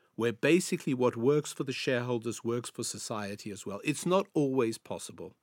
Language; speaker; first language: English; native; English